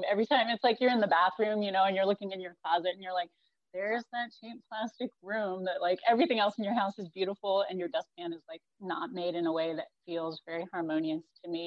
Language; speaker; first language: English; native; English